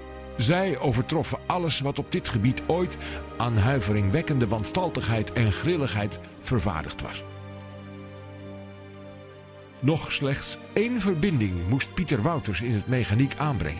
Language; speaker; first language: Dutch; native; Dutch